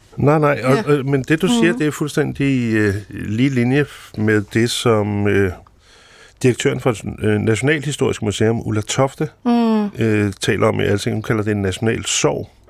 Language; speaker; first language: Danish; native; Danish